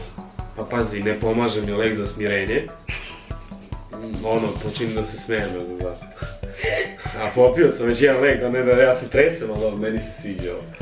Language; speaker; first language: Bosnian; native; Bosnian